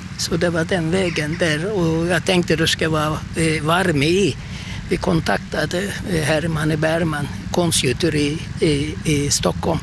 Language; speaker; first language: Swedish; non-native, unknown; Turkish